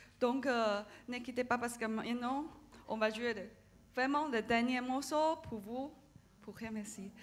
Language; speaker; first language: French; non-native, learner; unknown